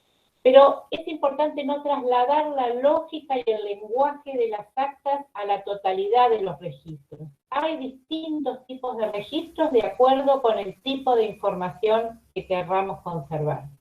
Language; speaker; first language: Spanish; native; Spanish